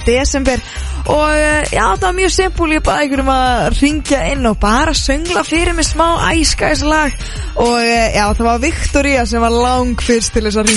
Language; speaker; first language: Icelandic; native; Icelandic